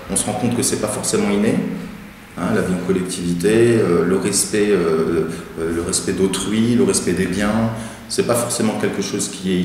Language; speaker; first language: French; native; French